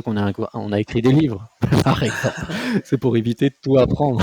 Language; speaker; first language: French; native; French